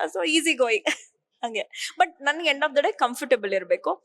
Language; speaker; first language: Kannada; native; Kannada